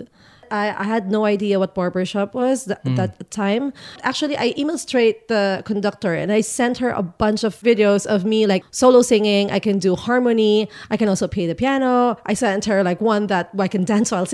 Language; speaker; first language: English; non-native, local second language; Filipino